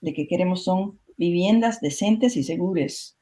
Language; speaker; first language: Spanish; early bilingual, other home language; English